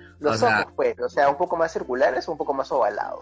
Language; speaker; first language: Spanish; native; Spanish